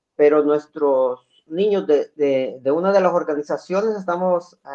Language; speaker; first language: Spanish; native; Spanish